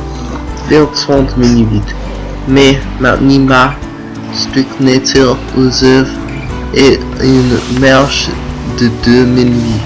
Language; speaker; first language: French; non-native, learner; English